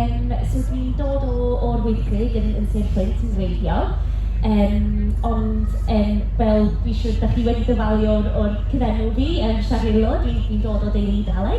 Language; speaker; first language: Welsh; non-native, local second language; English